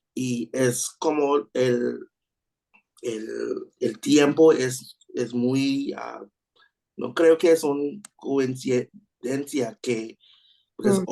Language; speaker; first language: Spanish; non-native, learner; English